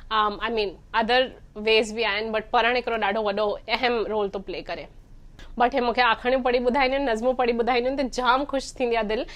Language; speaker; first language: Sindhi; early bilingual, heritage; Sindhi